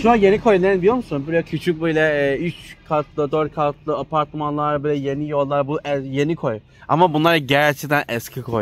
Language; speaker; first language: Turkish; non-native, learner; Chinese